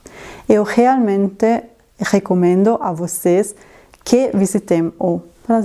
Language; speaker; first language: Portuguese; non-native, learner; Swiss German